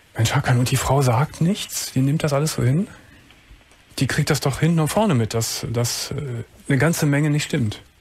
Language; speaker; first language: German; native; German